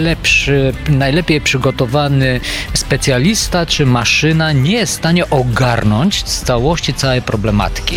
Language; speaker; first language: Polish; non-native, fluent; Bulgarian